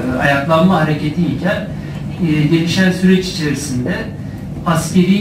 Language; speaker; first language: Turkish; native; Turkish